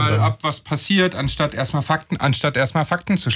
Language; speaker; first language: German; native; German